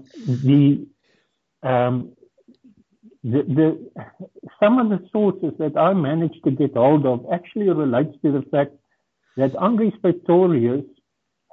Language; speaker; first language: English; non-native, local second language; Afrikaans